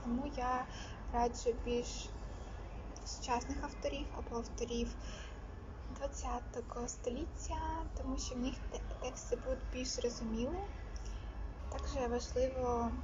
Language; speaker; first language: Ukrainian; non-native, local second language; Russian